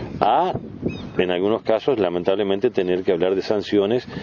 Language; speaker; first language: Spanish; native; Spanish